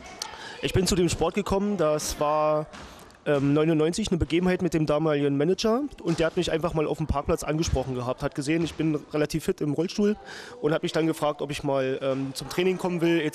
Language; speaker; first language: German; native; German